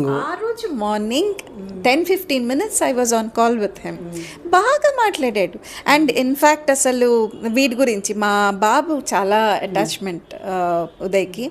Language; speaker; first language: Telugu; native; Telugu